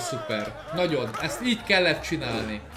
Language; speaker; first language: Hungarian; native; Hungarian